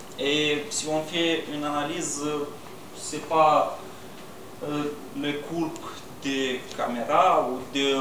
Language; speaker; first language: French; non-native, learner; Romanian